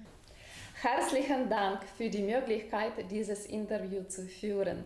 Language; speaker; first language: German; non-native, fluent; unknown